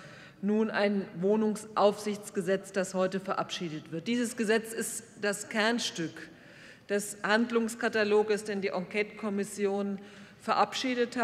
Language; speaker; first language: German; native; German